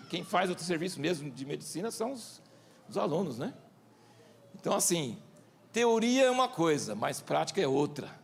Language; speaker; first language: Portuguese; early bilingual, other home language; English